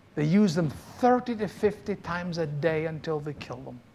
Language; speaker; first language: English; native; English